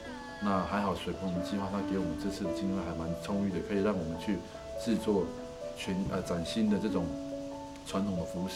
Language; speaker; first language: Chinese; native; Chinese